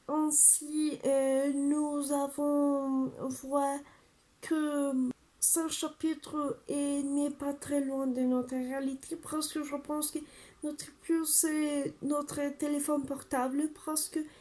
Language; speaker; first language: French; non-native, learner; Spanish